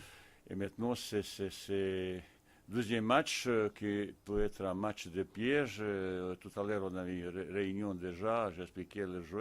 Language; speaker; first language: French; non-native, fluent; Bosnian